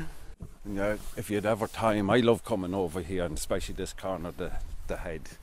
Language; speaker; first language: English; native; English